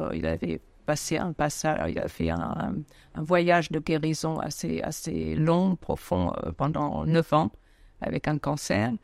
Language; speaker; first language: French; non-native, fluent; German